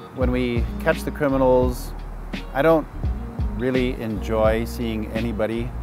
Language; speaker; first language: English; native; English